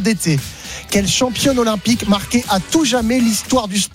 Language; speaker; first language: French; native; French